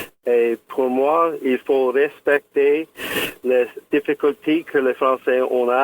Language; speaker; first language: French; non-native, local second language; English